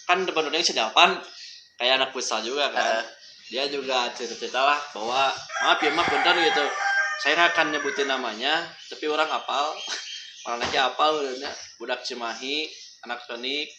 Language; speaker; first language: Indonesian; non-native, local second language; Sundanese